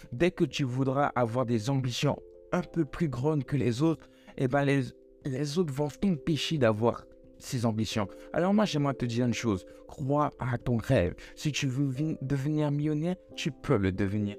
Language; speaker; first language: French; native; French